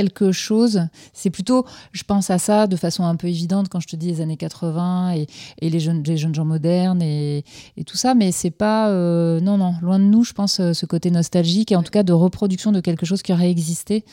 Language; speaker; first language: French; native; French